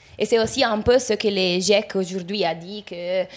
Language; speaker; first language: French; non-native, fluent; Italian